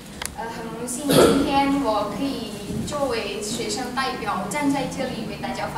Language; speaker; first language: Chinese; non-native, fluent; Indonesian